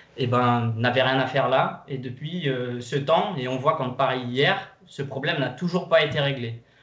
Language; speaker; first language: French; non-native, fluent; Portuguese